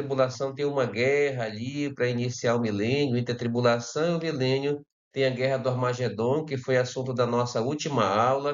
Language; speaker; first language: Portuguese; native; Portuguese